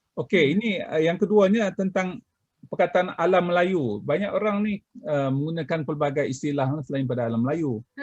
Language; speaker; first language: Malay; native; Malay